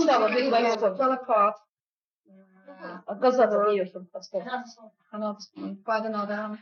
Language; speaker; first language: Russian; native; Russian